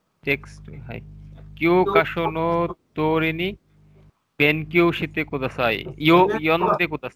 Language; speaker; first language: Japanese; non-native, learner; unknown